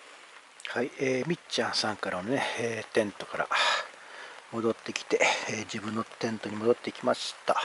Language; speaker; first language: Japanese; native; Japanese